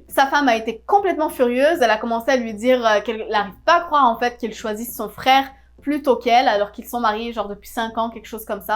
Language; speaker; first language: French; native; French